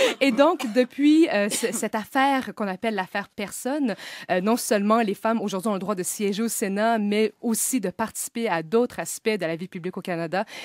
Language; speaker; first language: French; native; French